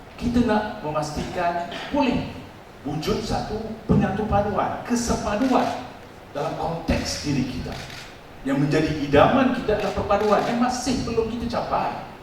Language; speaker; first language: Malay; non-native, local second language; Tamil